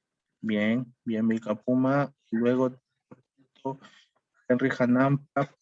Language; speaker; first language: Spanish; native; Spanish